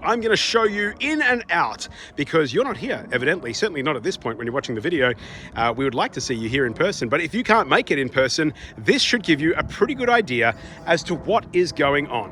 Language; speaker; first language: English; native; English